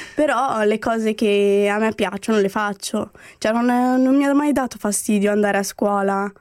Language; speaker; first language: Italian; early bilingual, other home language; Romany